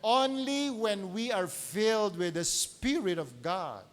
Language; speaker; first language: English; non-native, local second language; Filipino